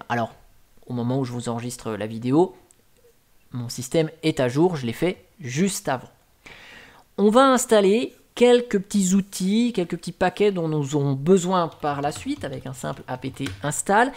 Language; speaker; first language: French; native; French